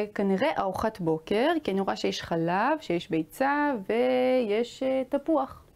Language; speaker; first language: Hebrew; native; Hebrew